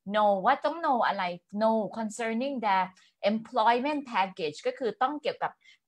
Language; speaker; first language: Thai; native; Thai